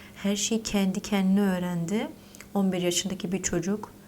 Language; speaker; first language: Turkish; early bilingual, other home language; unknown